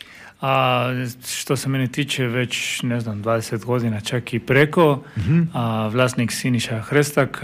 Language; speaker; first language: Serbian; non-native, learner; Spanish